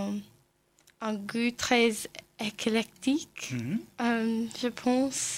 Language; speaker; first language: French; non-native, learner; English